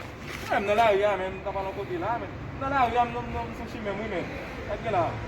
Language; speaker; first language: Portuguese; non-native, learner; Haitian Creole